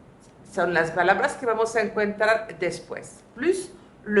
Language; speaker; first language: Spanish; non-native, fluent; French